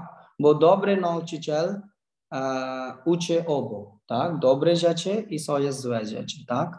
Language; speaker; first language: Polish; non-native, learner; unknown